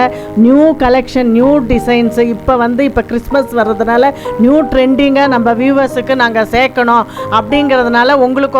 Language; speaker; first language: Tamil; native; Tamil